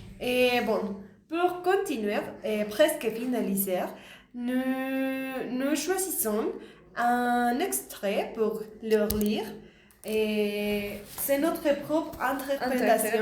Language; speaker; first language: French; non-native, learner; Spanish